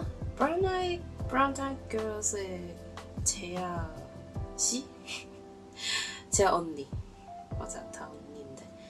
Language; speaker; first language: Korean; non-native, learner; Cantonese